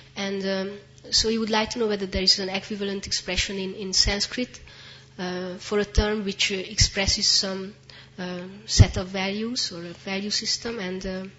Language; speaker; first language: English; non-native, fluent; Hungarian